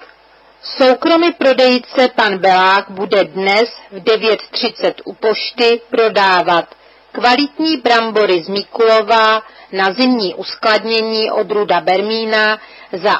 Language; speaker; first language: Czech; native; Czech